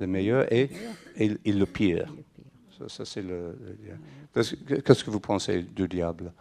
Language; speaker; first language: French; non-native, fluent; English